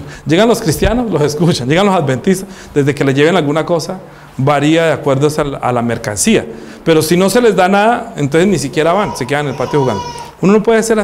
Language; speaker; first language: Spanish; native; Spanish